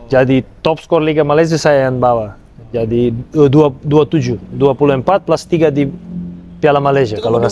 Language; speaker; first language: Indonesian; non-native, fluent; Serbian